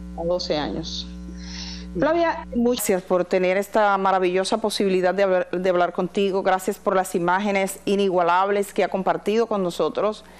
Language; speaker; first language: Spanish; native; Spanish